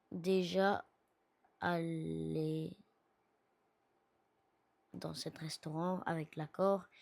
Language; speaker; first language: French; non-native, learner; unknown